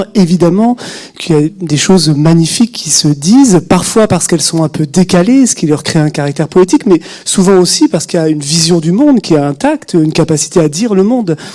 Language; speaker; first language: French; native; French